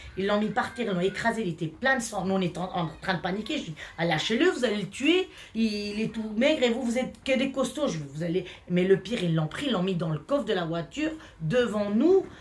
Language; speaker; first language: French; non-native, local second language; Romany